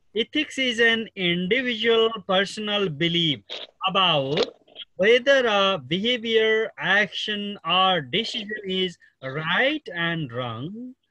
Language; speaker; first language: English; non-native, local second language; Nepali